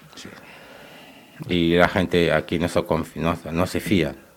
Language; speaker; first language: Spanish; non-native, learner; Wolof